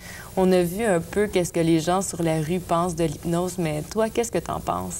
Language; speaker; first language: French; native; French